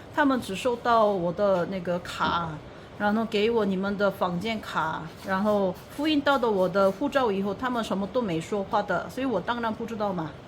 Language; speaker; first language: Chinese; non-native, learner; Korean